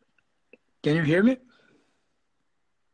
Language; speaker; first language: English; non-native, learner; Portuguese